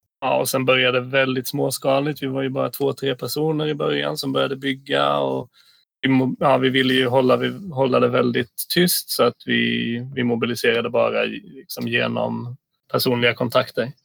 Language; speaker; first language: Swedish; native; Swedish